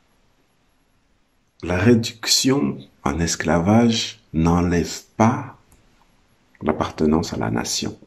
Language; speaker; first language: French; native; French